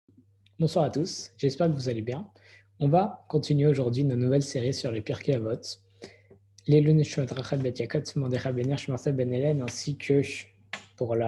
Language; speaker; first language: French; native; French